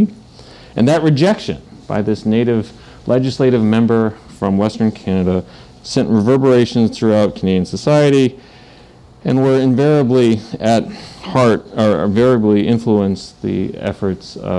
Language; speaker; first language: English; native; English